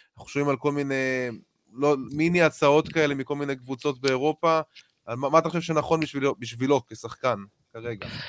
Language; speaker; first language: Hebrew; native; Hebrew